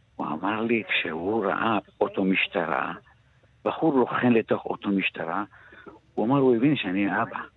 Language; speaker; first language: Hebrew; early bilingual, other home language; Arabic